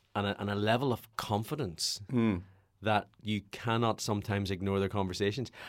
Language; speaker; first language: English; native; English